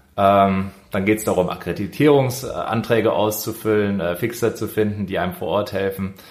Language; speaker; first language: German; native; German